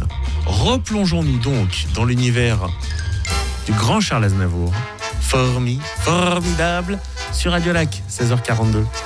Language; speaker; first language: French; native; French